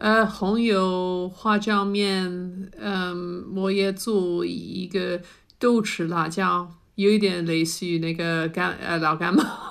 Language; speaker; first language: Chinese; non-native, fluent; English